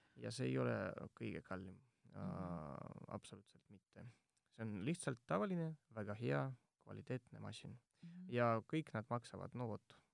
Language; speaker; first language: Estonian; non-native, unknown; Russian